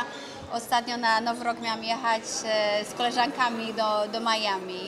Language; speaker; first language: Polish; early bilingual, other home language; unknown